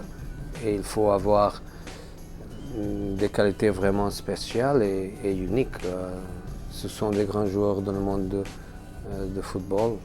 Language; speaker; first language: French; non-native, fluent; Portuguese